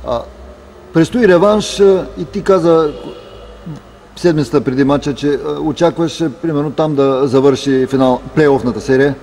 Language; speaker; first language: Bulgarian; native; Bulgarian